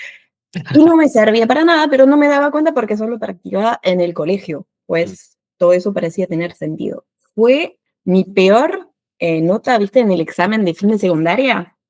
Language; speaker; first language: Spanish; non-native, fluent; French